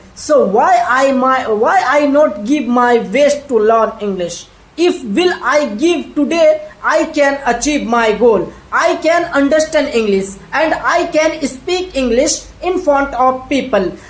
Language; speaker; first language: English; non-native, learner; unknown